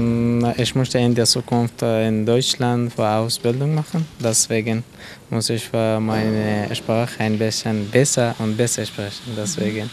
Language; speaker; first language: German; non-native, learner; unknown